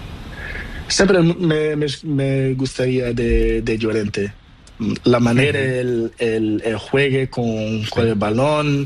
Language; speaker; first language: Spanish; non-native, learner; Portuguese